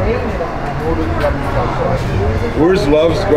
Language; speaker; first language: English; non-native, learner; Portuguese